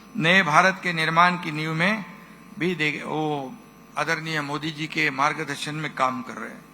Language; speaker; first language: Hindi; non-native, local second language; Marathi